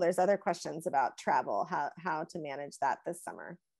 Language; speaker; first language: English; native; English